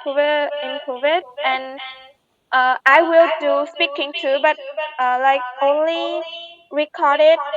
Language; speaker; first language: English; non-native, learner; Vietnamese